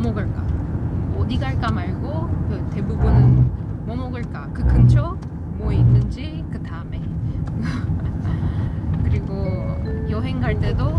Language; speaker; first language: Korean; non-native, learner; Russian